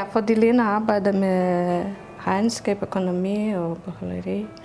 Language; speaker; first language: Danish; non-native, learner; Russian